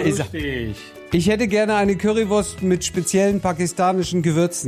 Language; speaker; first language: German; native; German